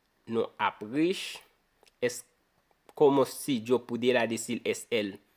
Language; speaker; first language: Spanish; non-native, fluent; Haitian Creole